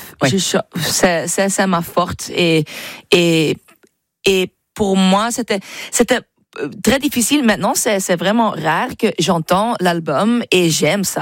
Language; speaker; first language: French; non-native, local second language; Dutch